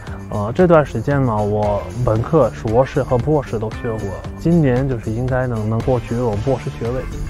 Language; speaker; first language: Chinese; non-native, fluent; Turkmen